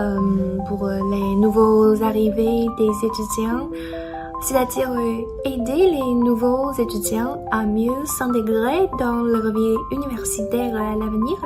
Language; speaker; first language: French; non-native, learner; Chinese